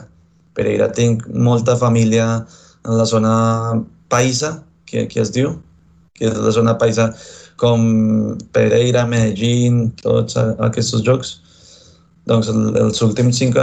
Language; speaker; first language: Catalan; non-native, learner; Spanish